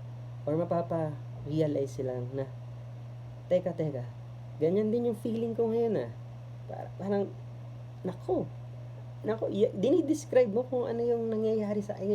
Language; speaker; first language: Filipino; native; Filipino